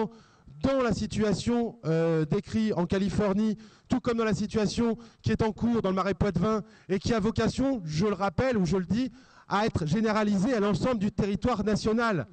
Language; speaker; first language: French; native; French